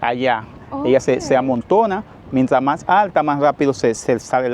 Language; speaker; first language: Spanish; native; Spanish